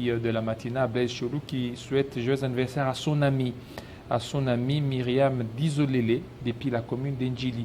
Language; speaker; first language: French; non-native, local second language; Lingala